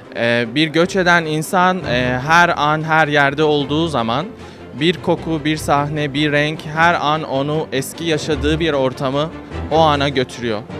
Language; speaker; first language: Turkish; non-native, fluent; Persian